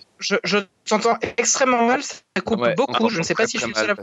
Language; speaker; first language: French; native; French